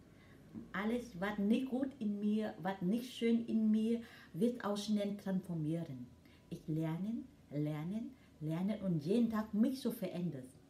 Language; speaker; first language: German; non-native, learner; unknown